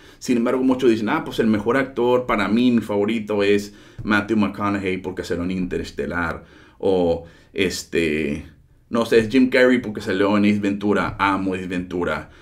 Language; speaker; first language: Spanish; early bilingual, heritage; Spanish